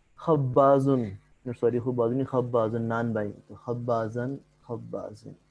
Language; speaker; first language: Urdu; native; Urdu